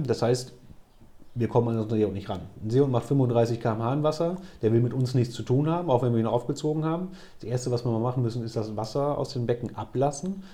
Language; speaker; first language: German; native; German